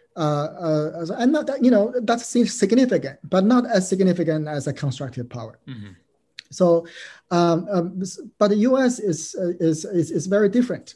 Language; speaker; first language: English; non-native, fluent; Chinese